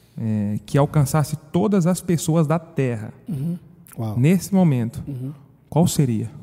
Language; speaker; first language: Portuguese; native; Portuguese